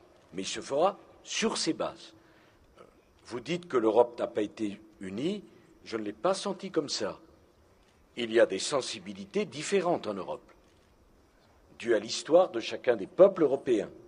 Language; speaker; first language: French; native; French